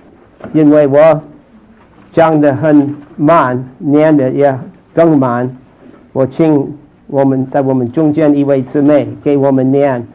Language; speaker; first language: Chinese; non-native, fluent; English